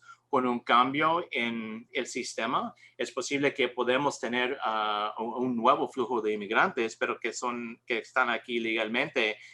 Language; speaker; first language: Spanish; non-native, learner; English